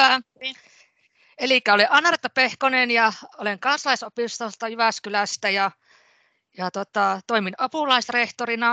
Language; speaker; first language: Finnish; native; Finnish